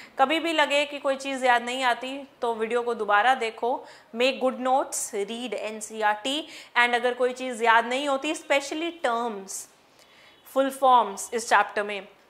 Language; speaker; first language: Hindi; non-native, local second language; Punjabi